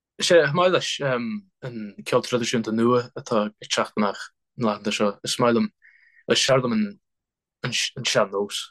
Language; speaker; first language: Irish; non-native, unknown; English